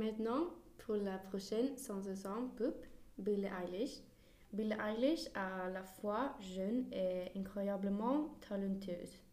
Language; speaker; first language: French; non-native, learner; Swedish